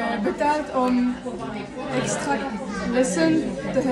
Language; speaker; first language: Dutch; non-native, learner; French